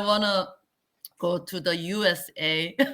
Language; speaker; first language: English; non-native, learner; Korean